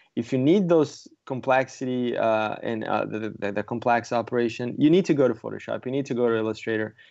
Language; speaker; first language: English; non-native, fluent; Portuguese